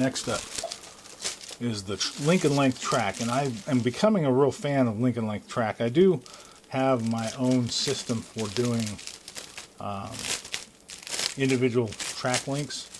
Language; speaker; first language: English; native; English